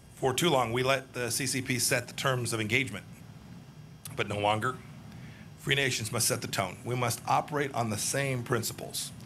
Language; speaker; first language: English; native; English